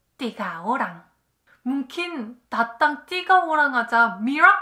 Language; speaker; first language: Indonesian; non-native, learner; Korean